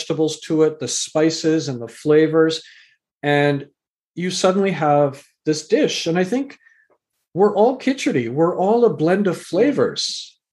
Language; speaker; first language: English; native; English